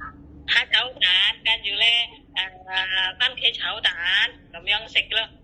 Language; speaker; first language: Cantonese; non-native, learner; Indonesian